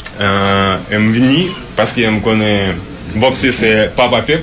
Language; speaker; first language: Haitian Creole; non-native, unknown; Ukrainian